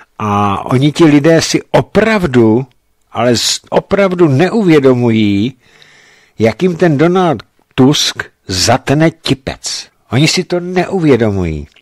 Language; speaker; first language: Czech; native; Czech